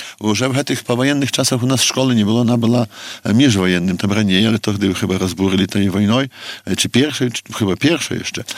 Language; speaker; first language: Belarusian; native; Belarusian